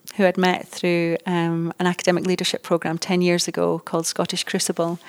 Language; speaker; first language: English; native; English